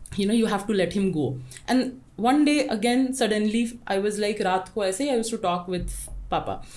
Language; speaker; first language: English; non-native, local second language; Hindi